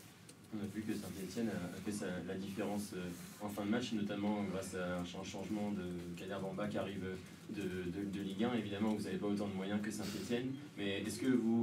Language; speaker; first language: French; native; French